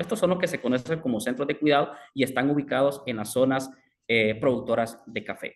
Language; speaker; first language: Spanish; native; Spanish